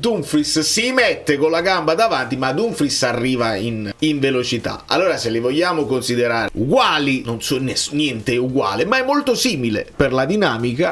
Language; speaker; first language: Italian; native; Italian